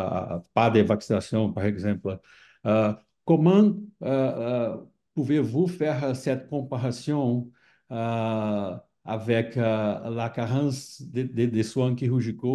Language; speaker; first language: French; non-native, fluent; Portuguese